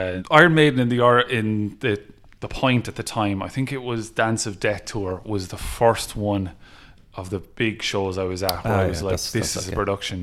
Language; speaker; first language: English; native; English